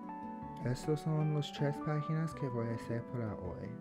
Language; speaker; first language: Spanish; early bilingual, heritage; English